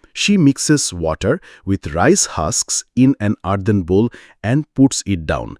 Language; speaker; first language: English; non-native, local second language; Bangla